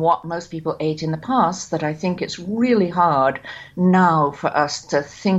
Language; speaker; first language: English; native; English